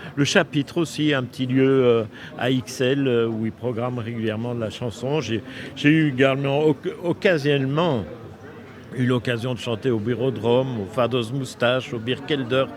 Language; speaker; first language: French; native; French